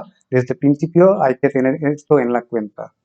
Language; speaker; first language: Spanish; non-native, fluent; Bangla